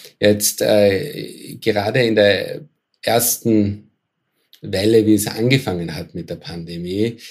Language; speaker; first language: German; native; German